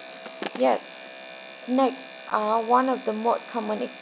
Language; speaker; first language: English; non-native, learner; Vietnamese